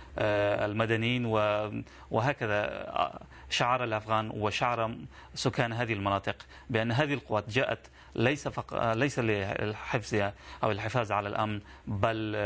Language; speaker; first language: Arabic; non-native, fluent; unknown